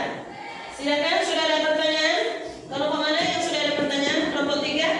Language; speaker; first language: Indonesian; native; Indonesian